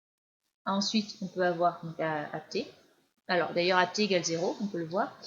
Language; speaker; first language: French; native; French